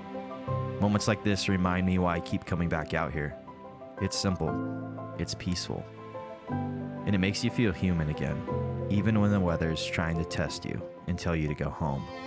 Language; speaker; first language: English; native; English